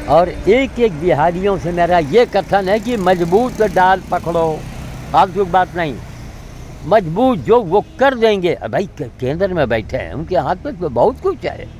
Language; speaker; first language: Hindi; native; Hindi